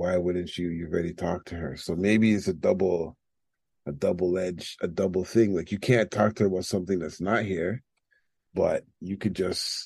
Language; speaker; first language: English; native; English